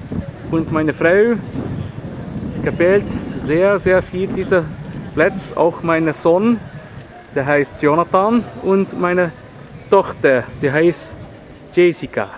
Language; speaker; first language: German; non-native, learner; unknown